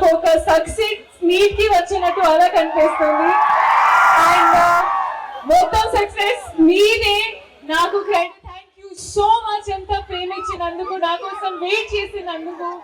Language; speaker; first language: Telugu; non-native, fluent; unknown